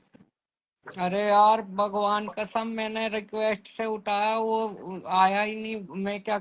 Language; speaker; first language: Hindi; native; Hindi